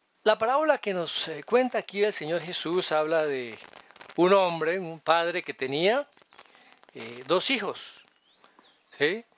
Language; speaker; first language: Spanish; native; Spanish